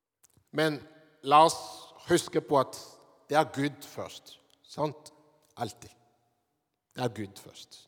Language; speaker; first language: Norwegian; non-native, fluent; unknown